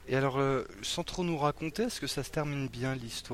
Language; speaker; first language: French; native; French